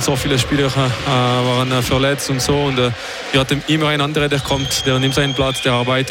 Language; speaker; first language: German; non-native, local second language; French